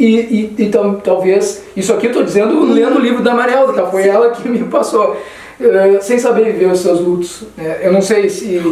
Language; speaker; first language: Portuguese; native; Portuguese